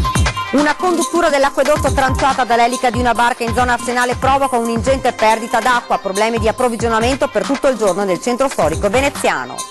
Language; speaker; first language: Italian; native; Italian